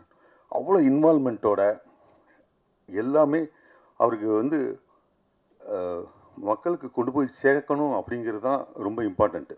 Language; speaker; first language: Tamil; native; Tamil